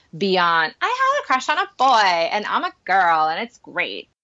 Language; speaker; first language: English; non-native, fluent; Spanish